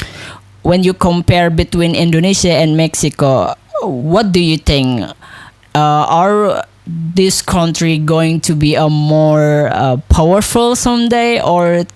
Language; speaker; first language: English; non-native, local second language; Indonesian